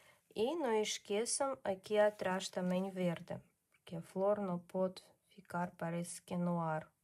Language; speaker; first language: Portuguese; non-native, learner; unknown